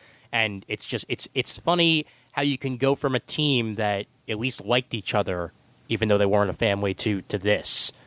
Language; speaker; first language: English; native; English